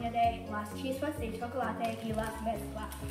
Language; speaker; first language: Spanish; non-native, learner; English